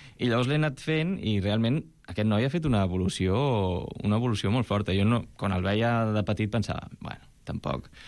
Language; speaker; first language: Catalan; non-native, local second language; Spanish